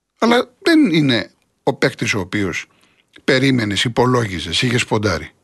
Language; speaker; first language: Greek; native; Greek